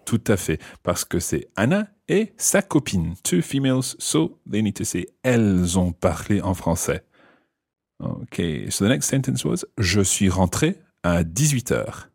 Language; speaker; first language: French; non-native, fluent; English